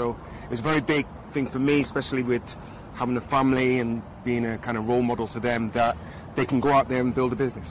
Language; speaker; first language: English; native; English